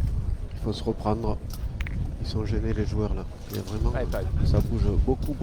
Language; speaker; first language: French; native; French